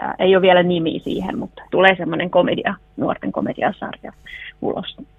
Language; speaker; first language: Finnish; non-native, local second language; Swedish